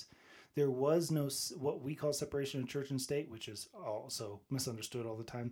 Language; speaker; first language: English; native; English